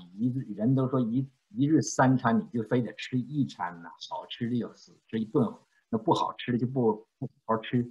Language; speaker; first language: Chinese; native; Chinese